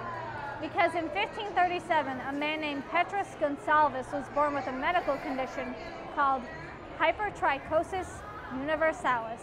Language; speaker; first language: English; native; English